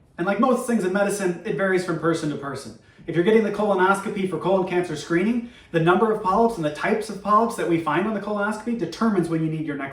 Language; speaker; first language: English; native; English